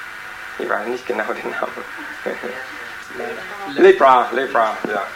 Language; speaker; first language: German; non-native, learner; Vietnamese